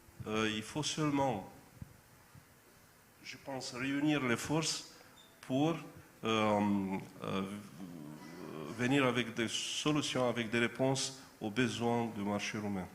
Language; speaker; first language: French; non-native, fluent; Romanian